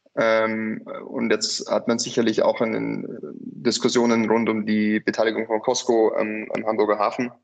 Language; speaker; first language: German; native; German